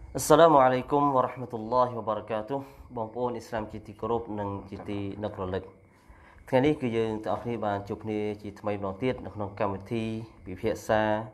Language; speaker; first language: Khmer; non-native, local second language; Eastern Cham